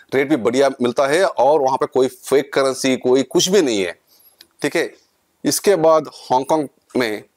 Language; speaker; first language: Hindi; non-native, local second language; Kannada